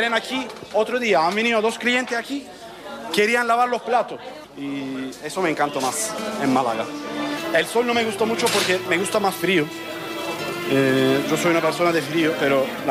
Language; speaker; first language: Spanish; non-native, learner; Turkish